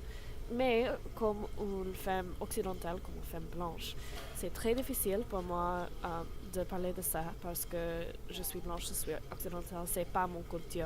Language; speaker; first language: French; non-native, learner; English